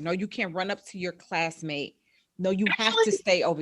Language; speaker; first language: English; native; English